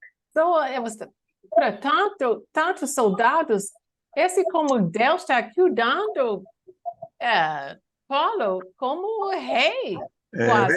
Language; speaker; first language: Portuguese; non-native, learner; English